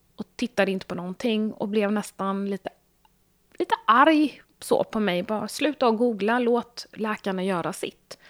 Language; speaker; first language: Swedish; early bilingual, other home language; Gujarati